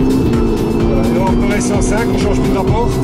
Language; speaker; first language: French; native; French